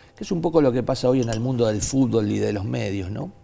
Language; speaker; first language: Spanish; native; Spanish